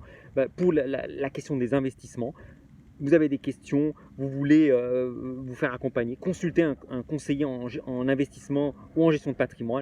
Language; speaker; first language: French; native; French